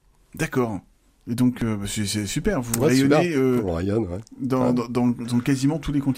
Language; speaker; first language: French; native; French